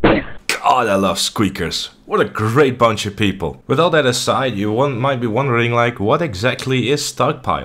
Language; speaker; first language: English; native; English